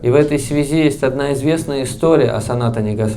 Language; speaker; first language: Russian; native; Russian